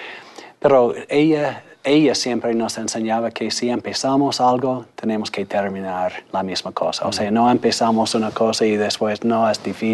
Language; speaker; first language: Spanish; non-native, fluent; English